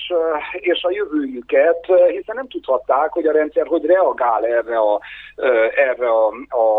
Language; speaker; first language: Hungarian; native; Hungarian